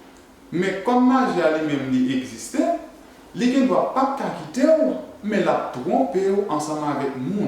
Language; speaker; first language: French; non-native, learner; Haitian Creole